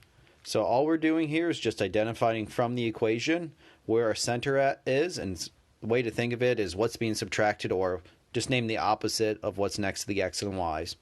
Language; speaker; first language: English; native; English